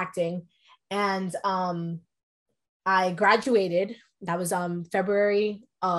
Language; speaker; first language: English; early bilingual, other home language; Spanish